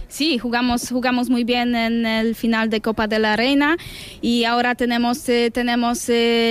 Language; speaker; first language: Spanish; non-native, learner; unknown